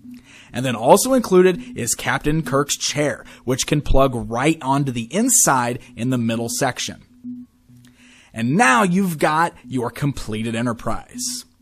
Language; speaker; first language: English; native; English